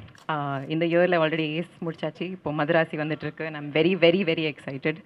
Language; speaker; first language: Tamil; non-native, fluent; Kannada